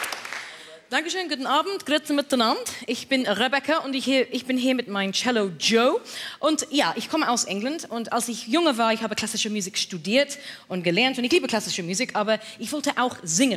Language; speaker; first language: German; non-native, learner; English